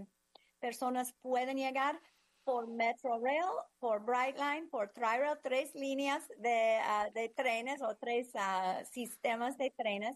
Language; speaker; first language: Spanish; non-native, fluent; English